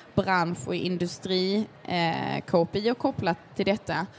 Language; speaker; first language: Swedish; native; Swedish